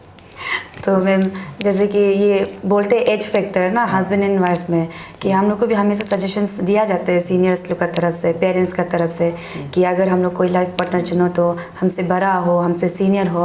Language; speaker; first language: Hindi; non-native, local second language; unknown